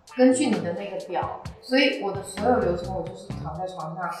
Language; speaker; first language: Chinese; non-native, local second language; Min Nan Chinese